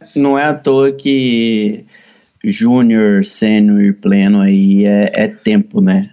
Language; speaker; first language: Portuguese; native; Portuguese